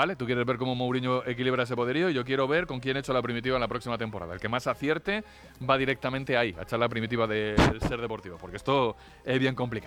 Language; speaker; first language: Spanish; native; Spanish